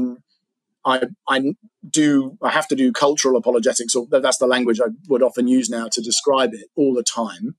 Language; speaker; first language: English; native; English